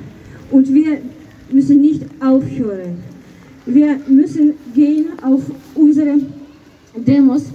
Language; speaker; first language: German; non-native, fluent; Ukrainian